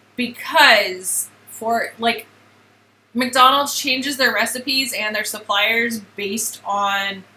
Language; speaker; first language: English; native; English